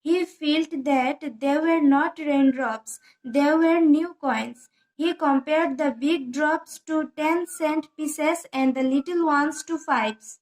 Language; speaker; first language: English; non-native, local second language; Assamese